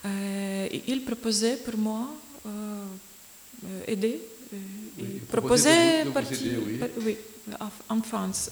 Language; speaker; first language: French; non-native, learner; Ukrainian